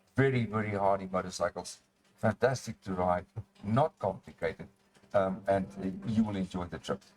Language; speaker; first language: English; non-native, local second language; Afrikaans